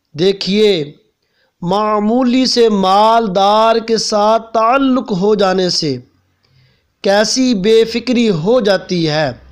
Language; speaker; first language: Urdu; native; Urdu